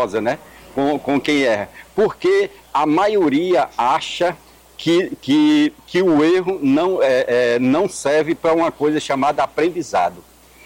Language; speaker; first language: Portuguese; native; Portuguese